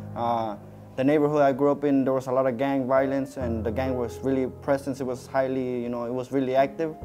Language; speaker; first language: English; native; English